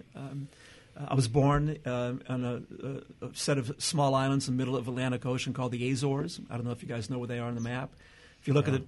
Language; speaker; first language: English; early bilingual, other home language; Portuguese